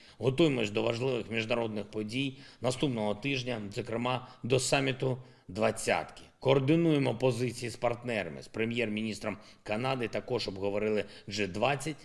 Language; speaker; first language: Ukrainian; non-native, local second language; Russian